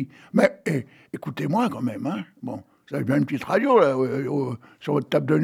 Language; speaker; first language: French; native; French